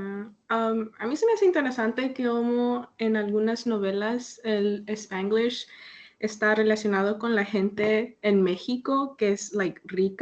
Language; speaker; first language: Spanish; early bilingual, heritage; Spanish